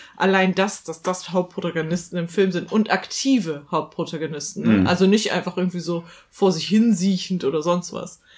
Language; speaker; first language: German; native; German